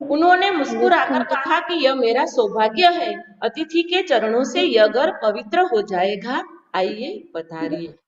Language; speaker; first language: Hindi; non-native, local second language; Gujarati